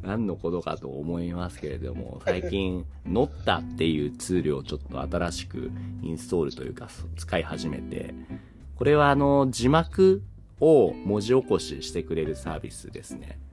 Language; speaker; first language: Japanese; native; Japanese